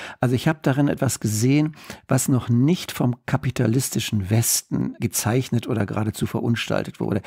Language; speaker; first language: German; native; German